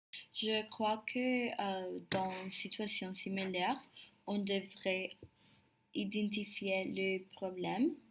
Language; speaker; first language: French; non-native, learner; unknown